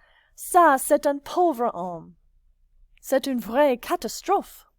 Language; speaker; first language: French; non-native, fluent; English